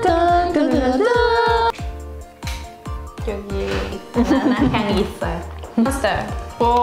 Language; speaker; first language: Korean; non-native, learner; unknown